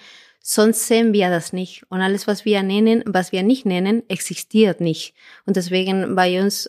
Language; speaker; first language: German; non-native, fluent; Spanish